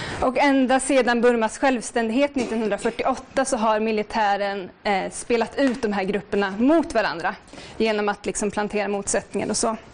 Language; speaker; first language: Swedish; native; Swedish